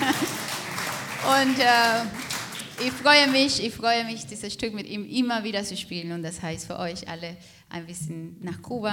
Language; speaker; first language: German; non-native, fluent; Spanish